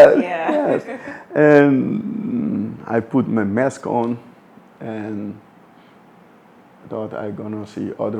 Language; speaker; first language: English; non-native, fluent; Dutch